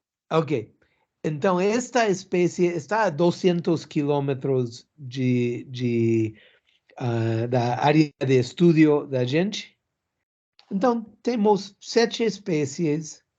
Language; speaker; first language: Portuguese; non-native, learner; English